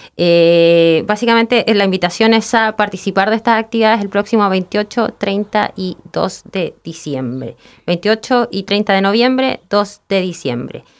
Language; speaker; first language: Spanish; native; Spanish